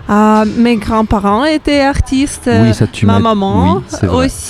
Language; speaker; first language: French; non-native, learner; Ukrainian